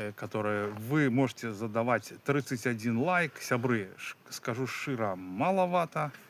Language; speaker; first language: Russian; non-native, local second language; Belarusian